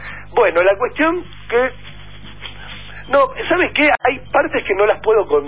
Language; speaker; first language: Spanish; native; Spanish